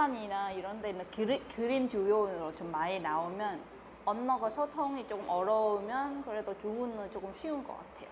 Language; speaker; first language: Korean; non-native, fluent; Vietnamese